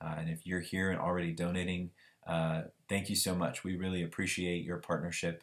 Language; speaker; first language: English; native; English